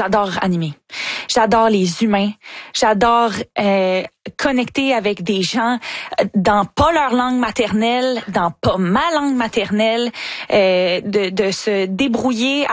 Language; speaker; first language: French; native; French